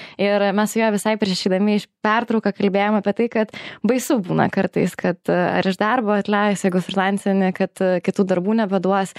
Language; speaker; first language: Lithuanian; native; Lithuanian